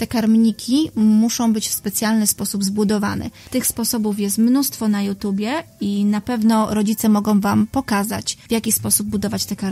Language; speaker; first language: Polish; native; Polish